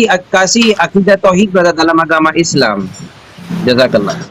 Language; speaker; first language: Indonesian; non-native, learner; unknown